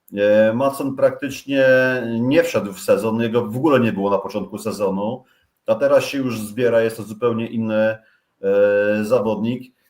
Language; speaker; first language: Polish; native; Polish